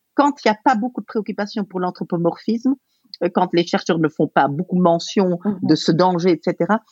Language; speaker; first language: French; native; French